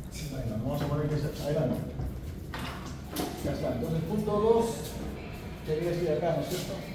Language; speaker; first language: Spanish; native; Spanish